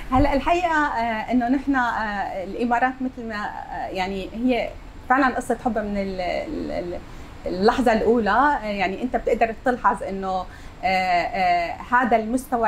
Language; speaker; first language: Arabic; native; Arabic